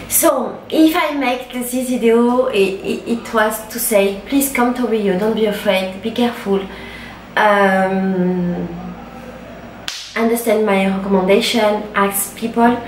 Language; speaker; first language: English; non-native, learner; French